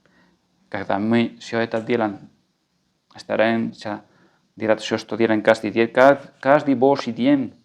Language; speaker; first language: Russian; non-native, fluent; Spanish